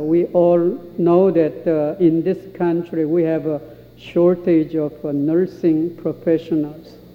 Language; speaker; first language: English; non-native, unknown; Korean